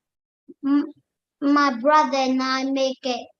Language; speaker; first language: English; non-native, learner; Vietnamese